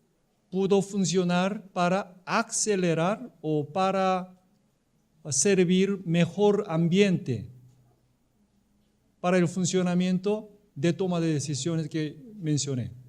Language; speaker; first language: Spanish; non-native, fluent; Korean